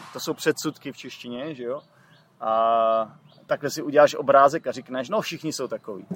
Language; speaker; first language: Czech; native; Czech